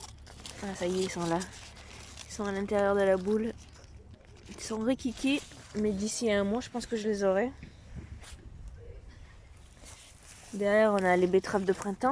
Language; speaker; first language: French; native; French